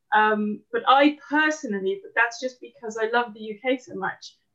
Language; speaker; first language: English; non-native, fluent; Dutch